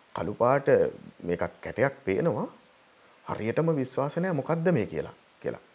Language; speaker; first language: Sinhala; native; Sinhala